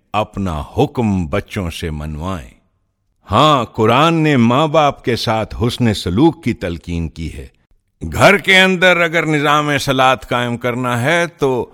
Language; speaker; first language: Urdu; native; Urdu